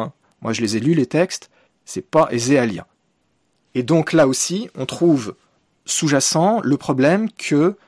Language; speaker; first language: French; native; French